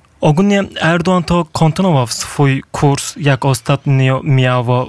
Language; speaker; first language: Polish; non-native, fluent; Turkish